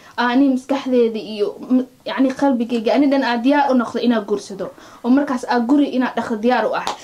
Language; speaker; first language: Somali; early bilingual, heritage; Somali